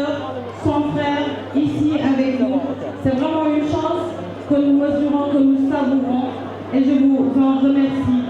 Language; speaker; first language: French; non-native, local second language; Jola-Fonyi